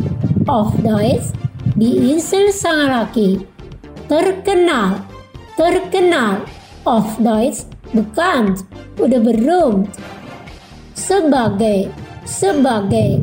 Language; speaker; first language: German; non-native, fluent; Indonesian